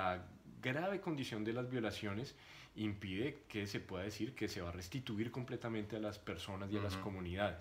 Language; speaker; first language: Spanish; native; Spanish